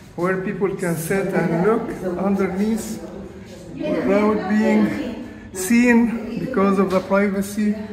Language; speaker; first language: English; non-native, fluent; Arabic